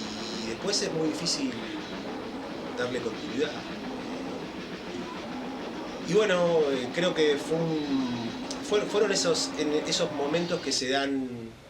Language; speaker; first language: Spanish; native; Spanish